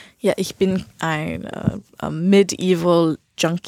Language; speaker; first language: German; non-native, learner; English